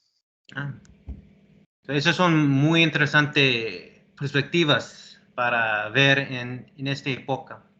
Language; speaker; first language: Spanish; early bilingual, heritage; English